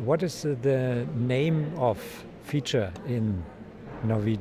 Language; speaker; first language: English; non-native, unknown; German